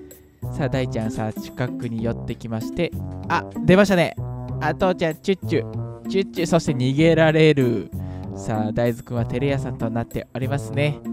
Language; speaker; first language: Japanese; native; Japanese